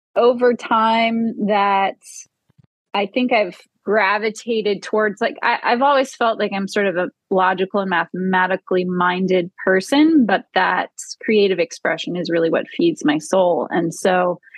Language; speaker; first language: English; native; English